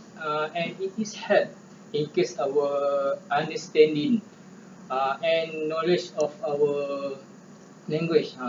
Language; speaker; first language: English; non-native, learner; Malay